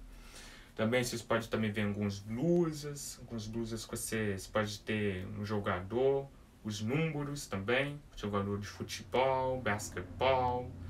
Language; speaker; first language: Portuguese; early bilingual, heritage; English